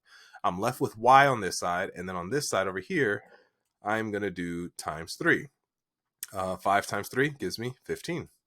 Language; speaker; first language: English; native; English